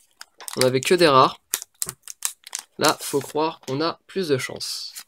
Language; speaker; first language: French; native; French